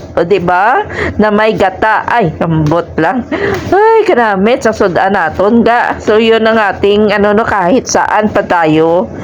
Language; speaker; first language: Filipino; non-native, local second language; Hiligaynon